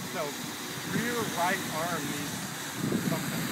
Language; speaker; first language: English; native; English